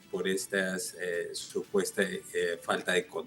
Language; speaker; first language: Spanish; native; Spanish